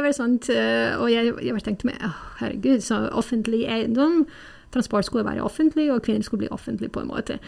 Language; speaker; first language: Norwegian; non-native, fluent; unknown